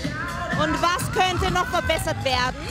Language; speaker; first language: German; native; German